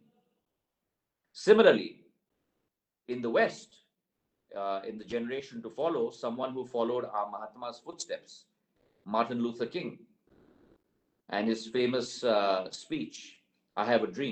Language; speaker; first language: English; non-native, local second language; Hindi